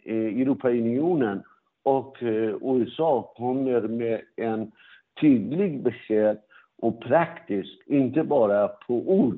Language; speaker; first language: Swedish; non-native, fluent; Persian